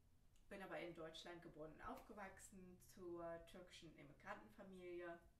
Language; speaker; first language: German; early bilingual, other home language; Turkish